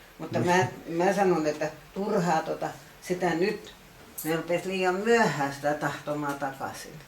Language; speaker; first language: Finnish; native; Finnish